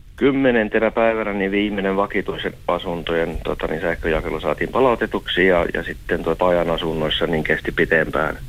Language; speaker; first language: Finnish; non-native, local second language; Swedish